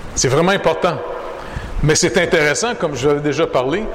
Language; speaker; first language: French; native; French